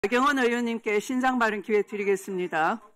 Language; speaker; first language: Korean; native; Korean